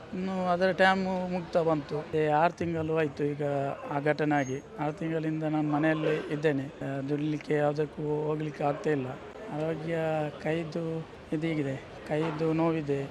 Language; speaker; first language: Kannada; non-native, local second language; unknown